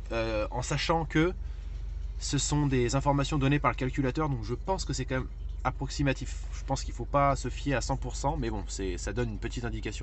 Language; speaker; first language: French; native; French